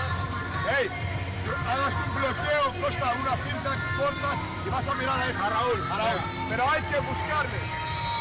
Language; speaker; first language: Spanish; non-native, fluent; Greek